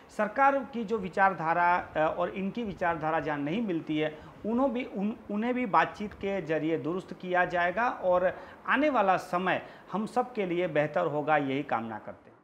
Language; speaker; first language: Hindi; non-native, local second language; Gujarati